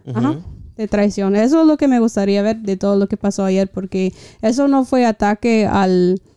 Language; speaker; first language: Spanish; non-native, fluent; English